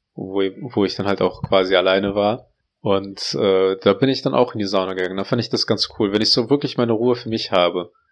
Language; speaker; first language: German; early bilingual, other home language; Russian